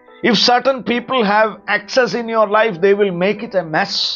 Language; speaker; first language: English; non-native, local second language; Malayalam